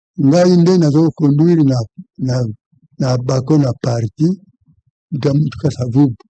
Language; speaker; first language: Lingala; non-native, local second language; Kongo